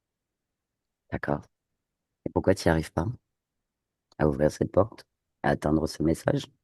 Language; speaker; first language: French; native; French